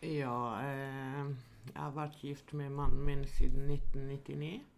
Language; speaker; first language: Norwegian; non-native, fluent; Albanian